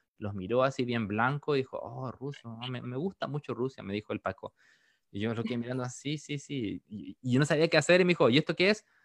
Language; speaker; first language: Spanish; native; Spanish